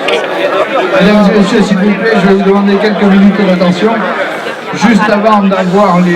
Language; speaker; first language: French; native; French